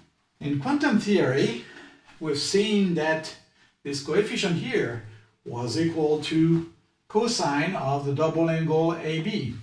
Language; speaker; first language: English; non-native, fluent; French